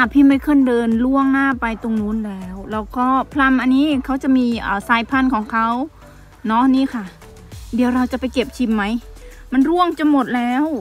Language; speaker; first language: Thai; native; Thai